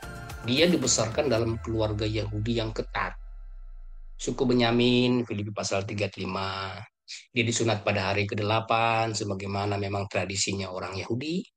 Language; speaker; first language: Indonesian; native; Indonesian